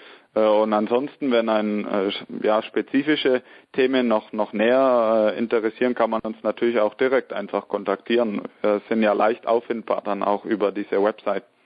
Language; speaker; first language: German; native; German